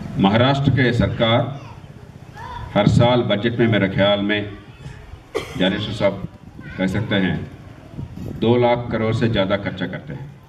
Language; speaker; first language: Hindi; non-native, local second language; Marathi